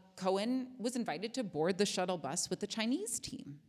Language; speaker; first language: English; native; English